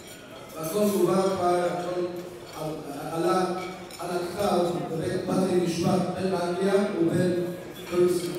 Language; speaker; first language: Hebrew; non-native, fluent; English